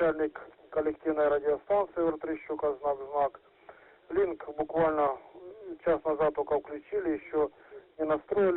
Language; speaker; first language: Russian; native; Russian